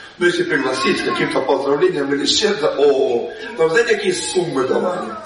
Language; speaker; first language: Russian; native; Russian